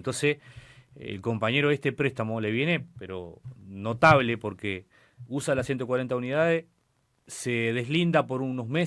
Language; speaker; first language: Spanish; native; Spanish